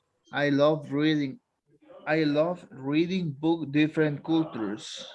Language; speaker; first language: English; non-native, learner; Spanish